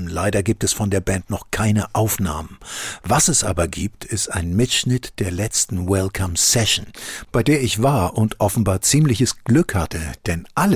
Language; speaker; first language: German; native; German